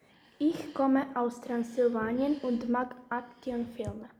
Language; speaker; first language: German; non-native, learner; Greek